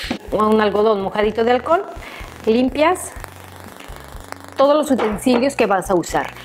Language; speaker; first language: Spanish; native; Spanish